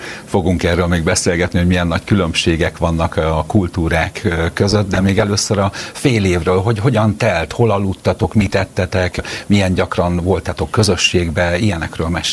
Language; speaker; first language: Hungarian; native; Hungarian